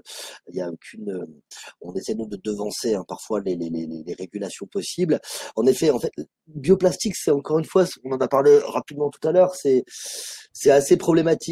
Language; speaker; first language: French; native; French